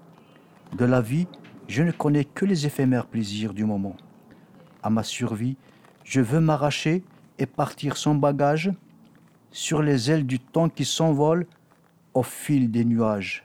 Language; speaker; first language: French; non-native, local second language; Kabyle